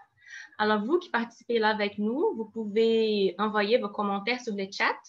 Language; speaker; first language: French; non-native, fluent; Portuguese